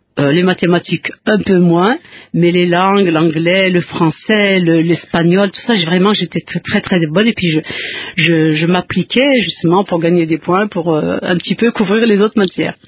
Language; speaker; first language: French; non-native, local second language; Kabyle